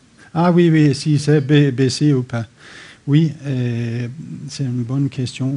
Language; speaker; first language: French; non-native, fluent; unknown